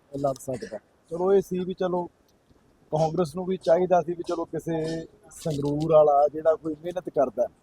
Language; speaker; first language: Punjabi; native; Punjabi